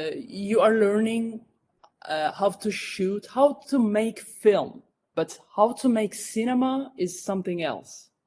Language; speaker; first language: English; non-native, fluent; Turkish